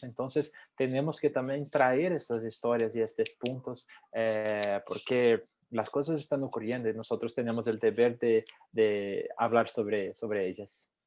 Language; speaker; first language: Spanish; non-native, fluent; Portuguese